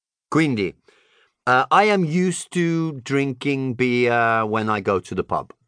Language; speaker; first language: English; native; English